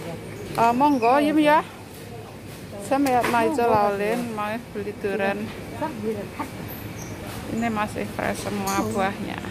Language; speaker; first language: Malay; non-native, local second language; Javanese